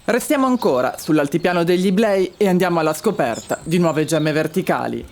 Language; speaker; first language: Italian; native; Italian